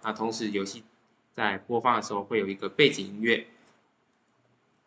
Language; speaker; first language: Chinese; native; Chinese